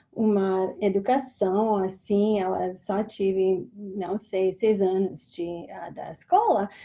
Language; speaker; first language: Portuguese; non-native, learner; English